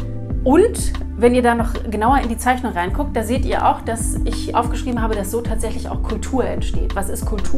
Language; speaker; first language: German; native; German